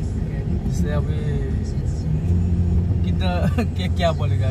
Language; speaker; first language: Hindi; non-native, learner; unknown